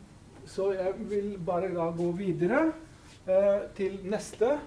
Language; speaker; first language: Norwegian; non-native, fluent; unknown